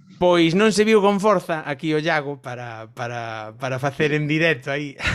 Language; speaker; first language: Galician; non-native, local second language; Spanish